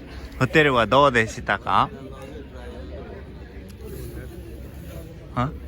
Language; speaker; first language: Japanese; non-native, learner; Nepali